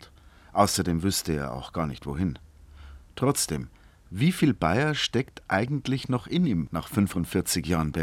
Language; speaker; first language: German; native; German